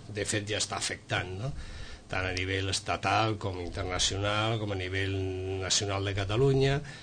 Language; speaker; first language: Catalan; non-native, local second language; Spanish